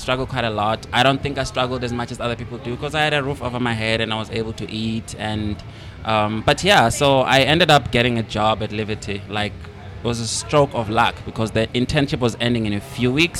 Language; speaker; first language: English; non-native, local second language; Swati